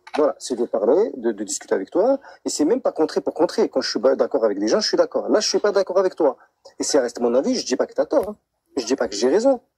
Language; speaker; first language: French; non-native, local second language; Arabic